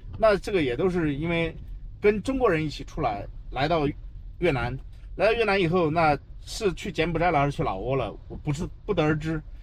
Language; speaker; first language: Chinese; native; Chinese